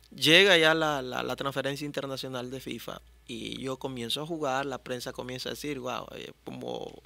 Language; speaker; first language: Spanish; native; Spanish